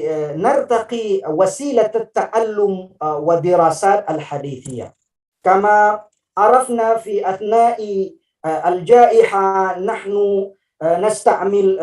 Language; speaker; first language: Arabic; non-native, fluent; Indonesian